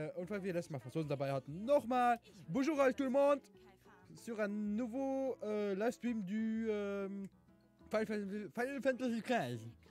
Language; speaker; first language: French; non-native, learner; German